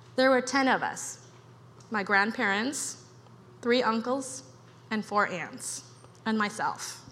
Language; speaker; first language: English; early bilingual, other home language; Khmer